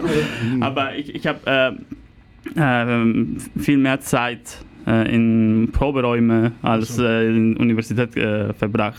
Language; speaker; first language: German; non-native, fluent; Italian